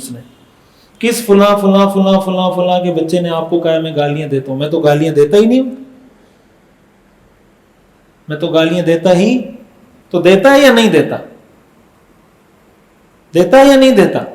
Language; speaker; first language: Urdu; native; Urdu